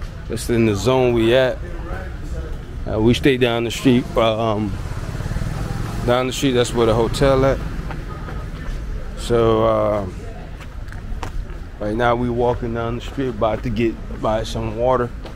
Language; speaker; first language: English; native; English